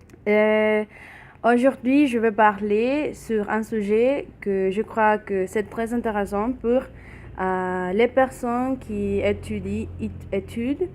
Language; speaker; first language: French; non-native, learner; Spanish